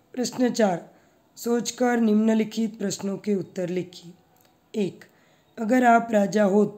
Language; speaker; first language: Hindi; non-native, local second language; Gujarati